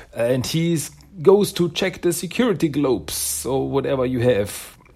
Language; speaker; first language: English; non-native, fluent; German